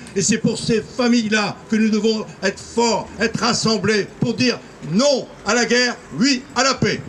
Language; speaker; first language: French; native; French